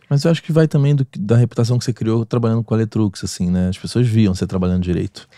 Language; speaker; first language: Portuguese; native; Portuguese